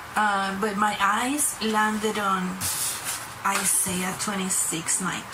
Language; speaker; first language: English; non-native, fluent; Spanish